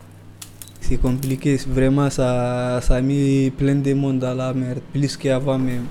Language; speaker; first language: French; non-native, fluent; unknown